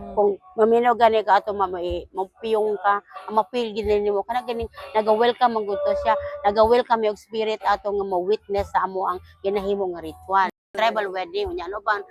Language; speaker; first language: Cebuano; non-native, local second language; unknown